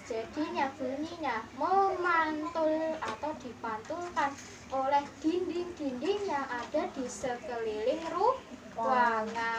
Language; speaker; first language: Indonesian; native; Indonesian